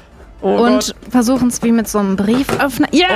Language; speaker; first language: German; native; German